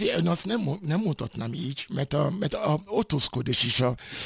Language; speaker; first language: Hungarian; non-native, fluent; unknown